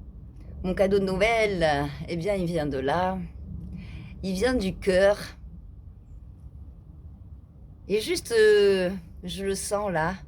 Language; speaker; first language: French; native; French